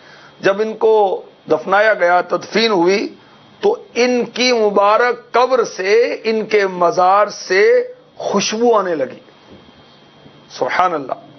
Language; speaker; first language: Urdu; native; Urdu